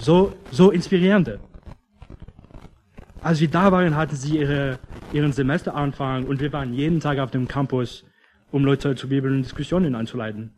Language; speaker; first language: German; non-native, fluent; English